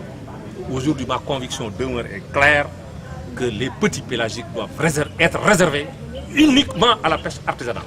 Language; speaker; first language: French; non-native, local second language; Wolof